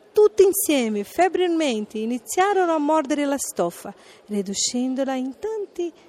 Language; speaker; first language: Italian; non-native, fluent; Portuguese